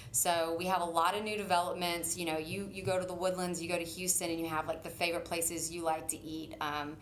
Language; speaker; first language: English; native; English